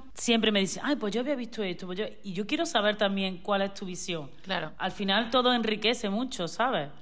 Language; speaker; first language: Spanish; native; Spanish